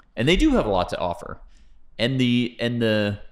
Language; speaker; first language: English; native; English